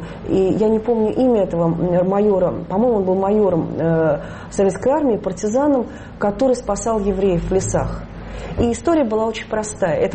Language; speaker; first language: Russian; native; Russian